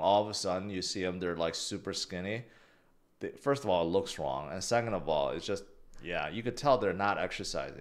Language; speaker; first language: English; native; English